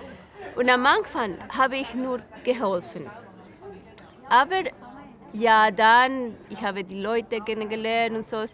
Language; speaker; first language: German; non-native, learner; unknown